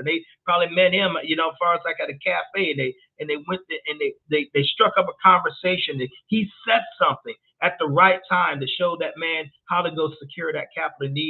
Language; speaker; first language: English; native; English